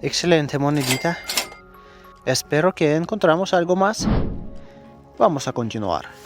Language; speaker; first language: Spanish; non-native, learner; Russian